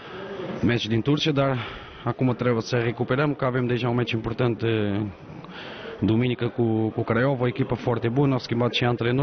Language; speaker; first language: Romanian; non-native, learner; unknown